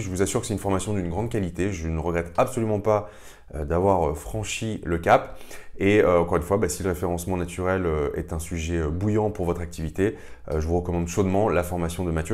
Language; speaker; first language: French; native; French